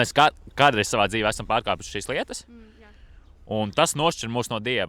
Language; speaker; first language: Latvian; native; Latvian